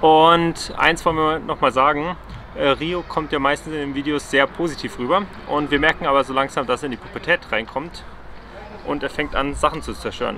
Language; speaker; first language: German; native; German